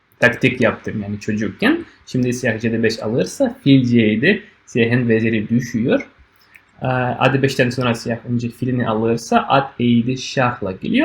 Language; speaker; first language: Turkish; non-native, fluent; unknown